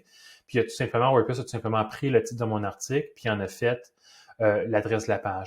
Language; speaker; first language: French; native; French